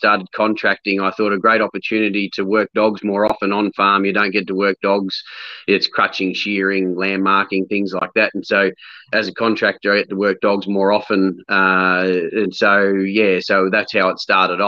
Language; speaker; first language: English; native; English